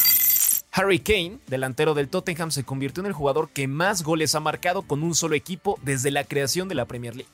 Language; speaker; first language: Spanish; native; Spanish